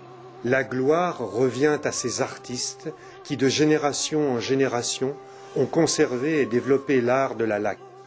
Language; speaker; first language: French; native; French